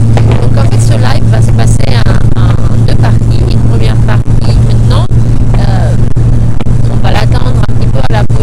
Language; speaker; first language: French; native; French